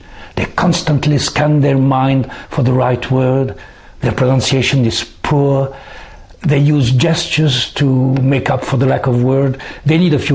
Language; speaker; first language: English; non-native, fluent; French